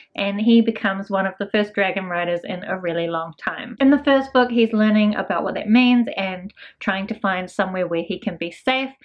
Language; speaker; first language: English; native; English